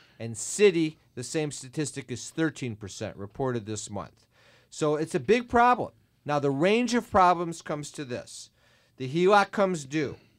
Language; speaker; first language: English; native; English